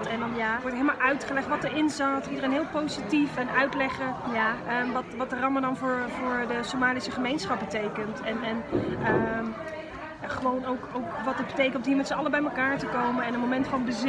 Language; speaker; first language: Dutch; native; Dutch